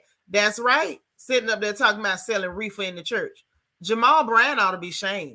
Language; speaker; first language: English; native; English